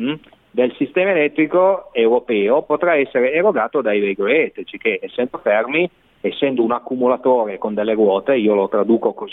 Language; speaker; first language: Italian; native; Italian